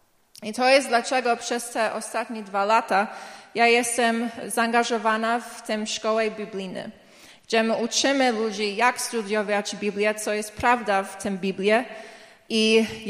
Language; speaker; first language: Polish; early bilingual, heritage; English